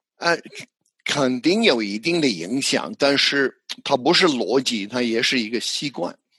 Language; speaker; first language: Chinese; non-native, fluent; English